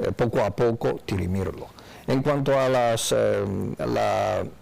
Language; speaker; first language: Spanish; non-native, fluent; Chinese